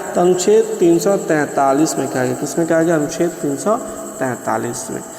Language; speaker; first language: Hindi; native; Hindi